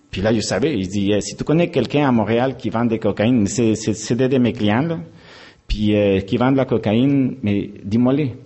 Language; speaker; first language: French; non-native, fluent; Spanish